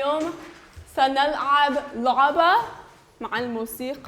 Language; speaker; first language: Arabic; non-native, fluent; English